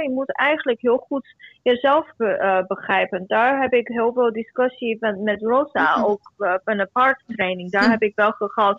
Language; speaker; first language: Dutch; non-native, fluent; Chinese